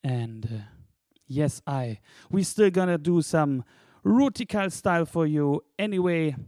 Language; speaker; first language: English; non-native, fluent; German